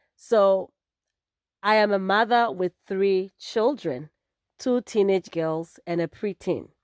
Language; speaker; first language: English; non-native, local second language; Akan